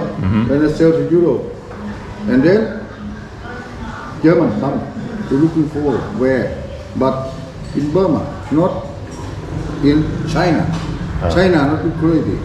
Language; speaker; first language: English; non-native, learner; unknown